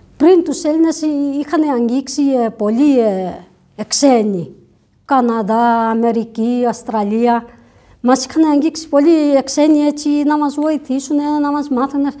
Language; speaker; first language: Greek; non-native, fluent; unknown